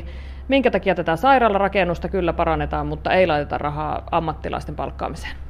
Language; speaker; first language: Finnish; native; Finnish